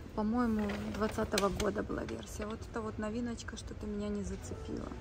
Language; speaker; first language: Russian; native; Russian